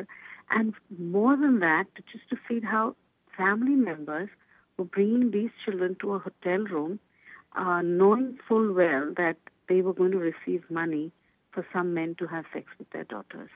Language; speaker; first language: English; non-native, local second language; Bangla